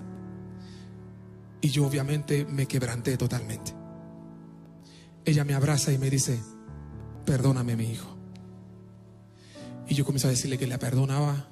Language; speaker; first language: Spanish; non-native, fluent; Haitian Creole